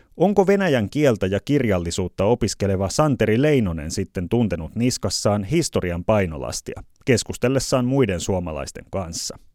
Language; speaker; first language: Finnish; native; Finnish